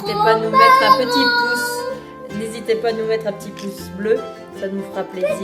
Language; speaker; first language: French; native; French